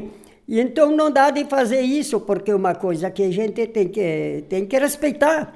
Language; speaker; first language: Portuguese; non-native, local second language; Polish